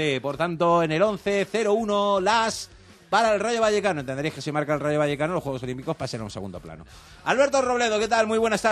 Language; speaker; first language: Spanish; native; Spanish